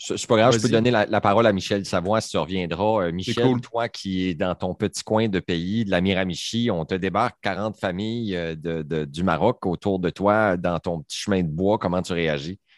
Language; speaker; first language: French; native; French